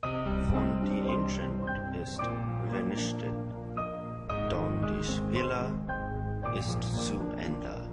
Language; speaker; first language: German; non-native, learner; English